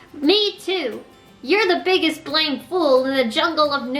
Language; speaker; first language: English; native; English